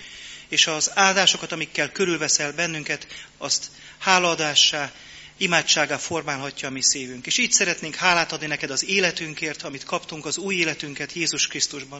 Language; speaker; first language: Hungarian; native; Hungarian